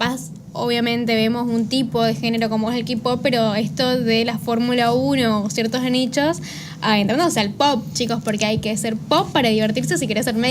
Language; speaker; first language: Spanish; native; Spanish